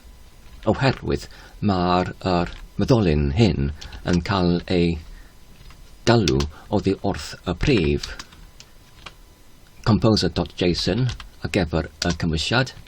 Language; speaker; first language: Welsh; non-native, learner; Polish